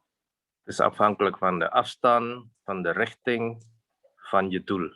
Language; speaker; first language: Dutch; non-native, fluent; Indonesian